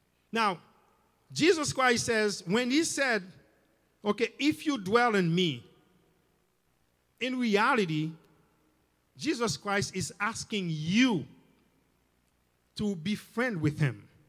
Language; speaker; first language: English; non-native, fluent; Haitian Creole